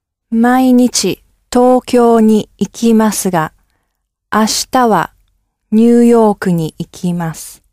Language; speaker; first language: Japanese; non-native, learner; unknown